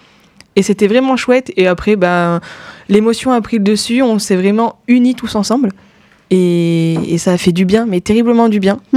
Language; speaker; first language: French; native; French